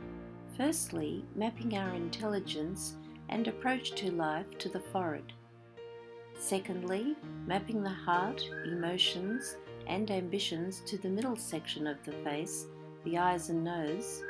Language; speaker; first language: English; native; English